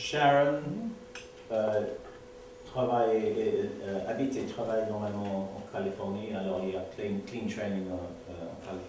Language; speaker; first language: French; non-native, learner; English